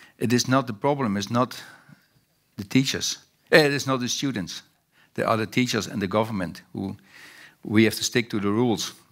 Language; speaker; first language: English; non-native, fluent; Dutch